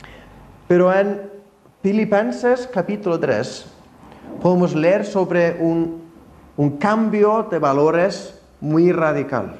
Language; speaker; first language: Spanish; non-native, fluent; Icelandic